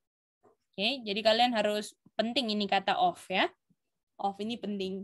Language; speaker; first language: Indonesian; native; Indonesian